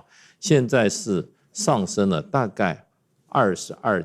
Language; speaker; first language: Chinese; native; Chinese